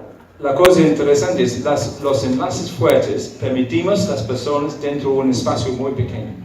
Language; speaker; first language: Spanish; non-native, fluent; English